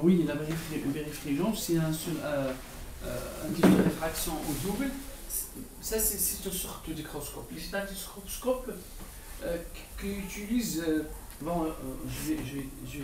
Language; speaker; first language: French; non-native, local second language; Arabic